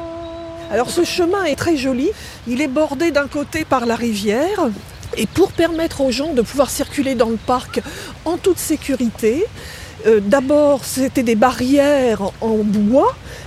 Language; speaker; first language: French; native; French